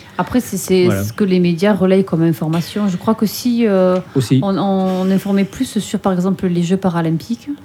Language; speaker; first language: French; native; French